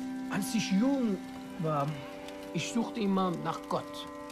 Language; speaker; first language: German; non-native, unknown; Persian